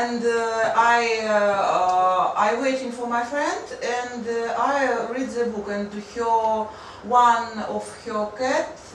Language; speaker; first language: English; non-native, learner; Russian